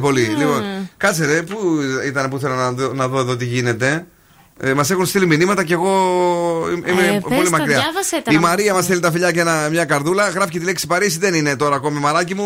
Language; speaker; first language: Greek; native; Greek